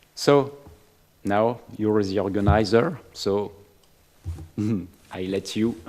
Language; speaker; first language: English; non-native, learner; French